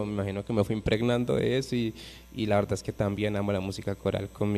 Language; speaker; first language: Spanish; native; Spanish